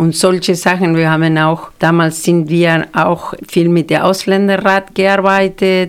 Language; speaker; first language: German; non-native, fluent; Spanish